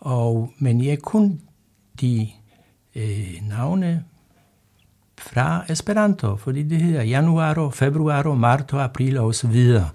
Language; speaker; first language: Danish; non-native, fluent; Polish